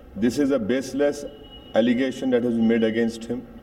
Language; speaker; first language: English; non-native, local second language; Urdu